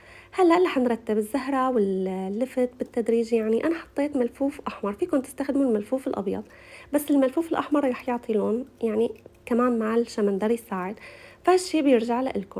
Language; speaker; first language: Arabic; native; Arabic